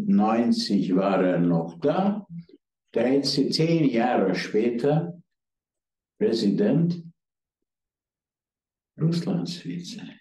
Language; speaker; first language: German; non-native, fluent; Hungarian